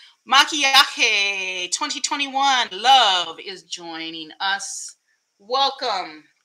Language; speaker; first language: English; early bilingual, other home language; Spanish